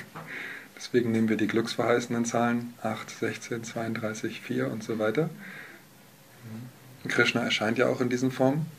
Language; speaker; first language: German; native; German